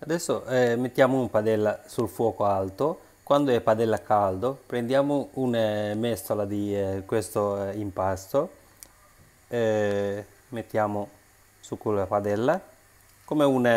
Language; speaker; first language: Italian; non-native, learner; Sinhala